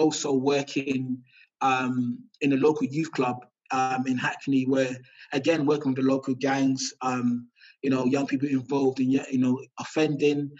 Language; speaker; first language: English; native; English